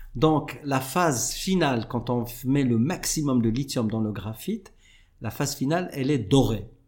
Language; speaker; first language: French; non-native, local second language; Arabic